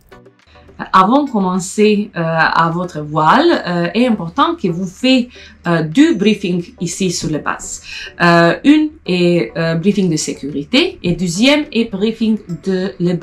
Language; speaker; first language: French; non-native, learner; Croatian